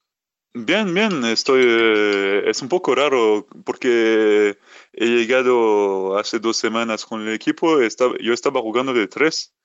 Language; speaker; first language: Spanish; non-native, fluent; French